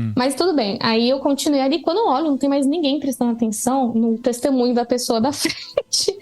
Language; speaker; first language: Portuguese; native; Portuguese